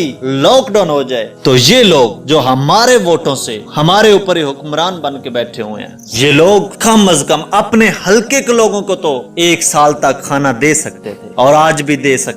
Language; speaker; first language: Urdu; native; Urdu